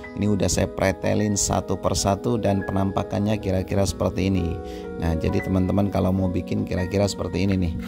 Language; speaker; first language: Indonesian; non-native, local second language; Madurese